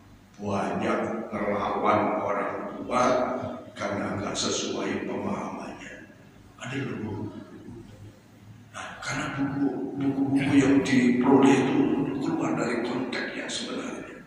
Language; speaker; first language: Indonesian; native; Indonesian